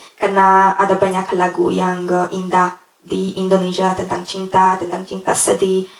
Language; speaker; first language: Indonesian; non-native, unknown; Hungarian